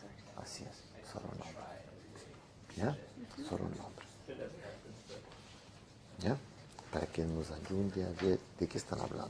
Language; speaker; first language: Spanish; non-native, fluent; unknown